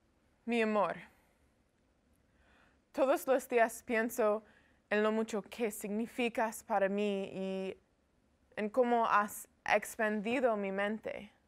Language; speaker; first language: Spanish; non-native, learner; English